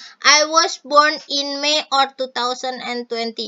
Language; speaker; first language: English; non-native, fluent; Indonesian